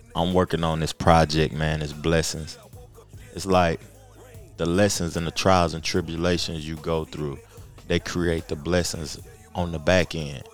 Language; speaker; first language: English; native; English